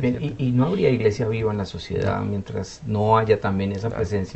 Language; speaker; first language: Spanish; native; Spanish